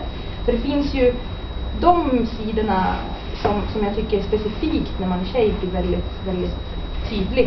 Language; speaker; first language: Swedish; native; Swedish